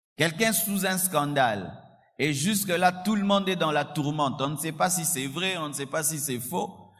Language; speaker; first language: French; non-native, local second language; Lingala